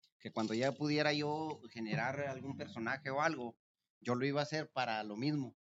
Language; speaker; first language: Spanish; native; Spanish